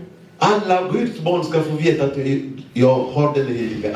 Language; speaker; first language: Swedish; non-native, fluent; Lingala